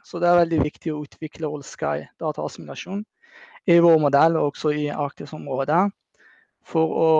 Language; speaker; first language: Norwegian; non-native, fluent; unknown